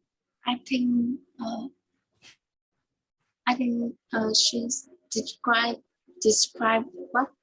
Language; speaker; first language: English; non-native, learner; Vietnamese